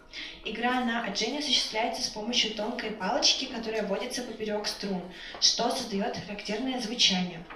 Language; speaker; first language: Russian; native; Russian